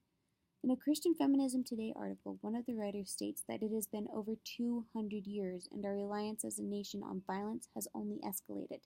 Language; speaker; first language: English; native; English